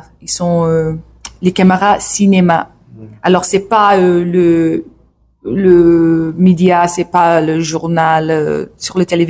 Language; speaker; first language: French; non-native, learner; English